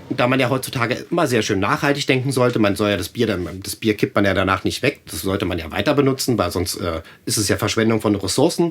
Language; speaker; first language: German; native; German